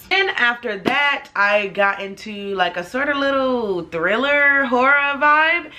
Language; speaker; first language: English; native; English